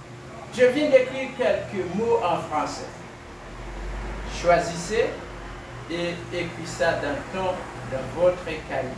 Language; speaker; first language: French; non-native, fluent; Spanish